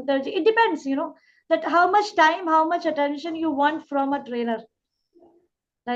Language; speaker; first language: English; non-native, local second language; Hindi